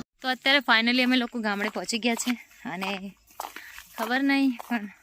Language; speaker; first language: Gujarati; non-native, local second language; Rathawi